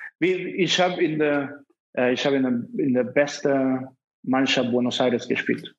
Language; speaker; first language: German; non-native, fluent; Spanish